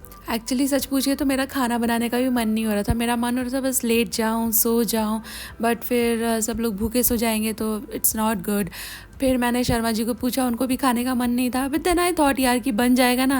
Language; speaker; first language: Hindi; native; Hindi